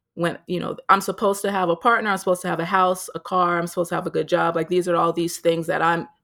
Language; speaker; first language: English; native; English